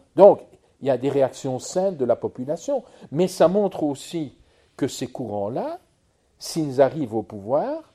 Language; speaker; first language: French; native; French